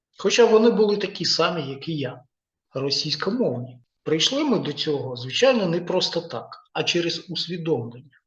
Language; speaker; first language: Ukrainian; non-native, local second language; Russian